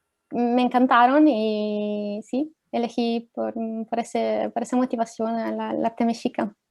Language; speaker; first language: Spanish; non-native, fluent; Italian